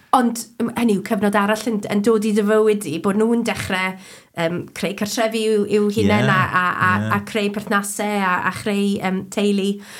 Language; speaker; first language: Welsh; native; Welsh